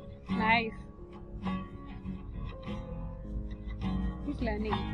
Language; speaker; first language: English; non-native, local second language; Hindi